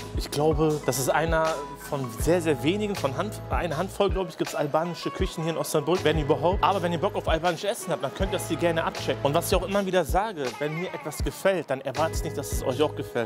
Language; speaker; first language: German; native; German